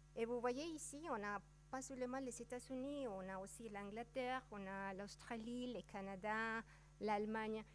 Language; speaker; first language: French; non-native, fluent; Spanish